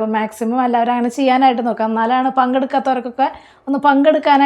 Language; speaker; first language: Malayalam; native; Malayalam